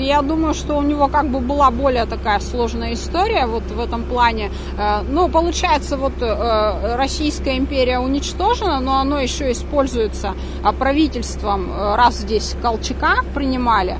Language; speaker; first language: Russian; native; Russian